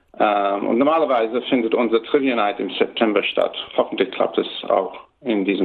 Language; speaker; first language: German; early bilingual, heritage; German